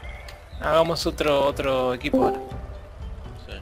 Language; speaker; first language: Spanish; native; Spanish